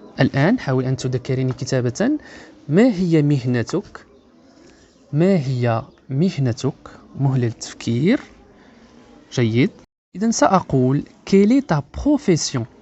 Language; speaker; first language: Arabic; native; Arabic